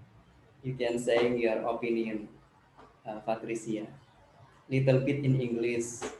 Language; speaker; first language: English; non-native, learner; Indonesian